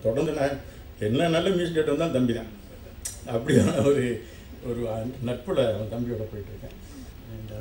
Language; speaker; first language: Tamil; native; Tamil